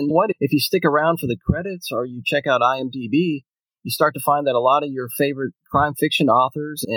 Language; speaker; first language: English; native; English